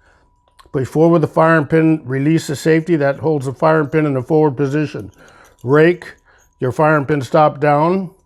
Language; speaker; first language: English; native; English